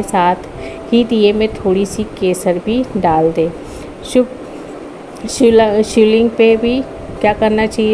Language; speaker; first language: Hindi; native; Hindi